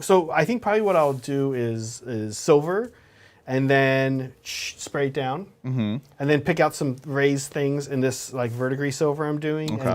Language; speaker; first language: English; native; English